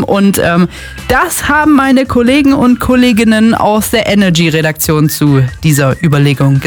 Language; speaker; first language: German; native; German